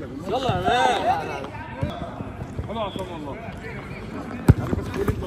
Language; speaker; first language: Arabic; native; Arabic